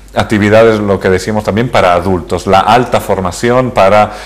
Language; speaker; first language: Spanish; early bilingual, heritage; Spanish